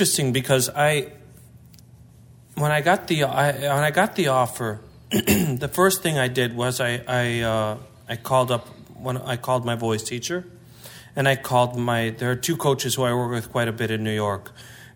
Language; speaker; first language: English; native; English